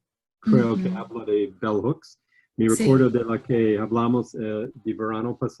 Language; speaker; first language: Spanish; non-native, learner; English